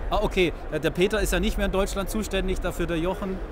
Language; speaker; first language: German; native; German